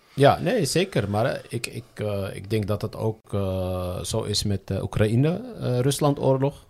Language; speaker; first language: Dutch; early bilingual, other home language; Riffian